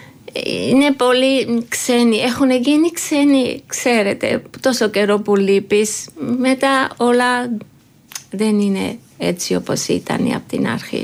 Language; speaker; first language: Greek; non-native, fluent; Georgian